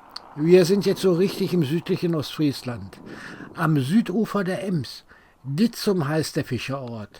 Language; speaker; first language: German; native; German